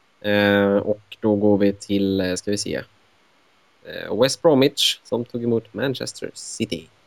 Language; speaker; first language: Swedish; native; Swedish